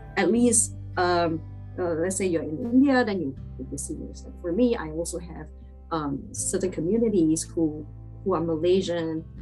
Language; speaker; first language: English; non-native, local second language; Chinese